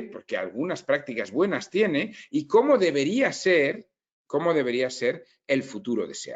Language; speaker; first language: Spanish; native; Spanish